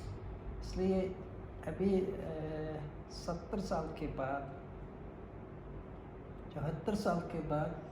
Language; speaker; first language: Hindi; non-native, fluent; Mongolian